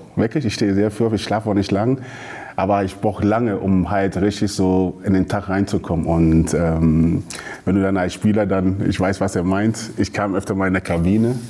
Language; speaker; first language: German; early bilingual, other home language; Akan